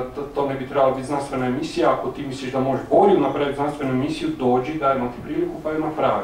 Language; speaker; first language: Croatian; native; Croatian